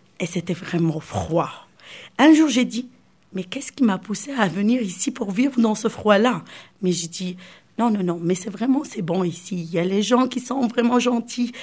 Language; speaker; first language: French; non-native, local second language; Arabic